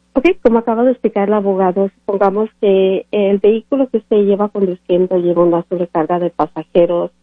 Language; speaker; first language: Spanish; early bilingual, other home language; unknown